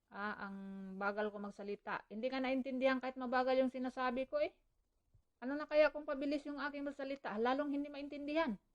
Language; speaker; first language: Filipino; non-native, local second language; Cebuano